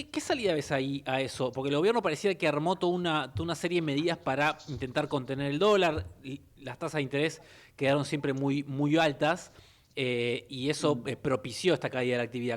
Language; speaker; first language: Spanish; native; Spanish